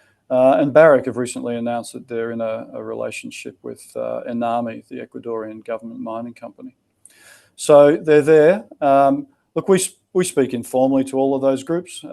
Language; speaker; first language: English; native; English